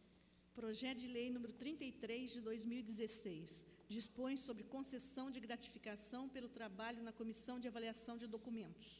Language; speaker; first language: Portuguese; native; Portuguese